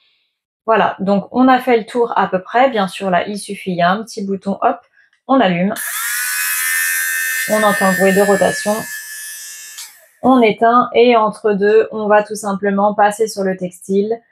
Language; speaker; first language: French; native; French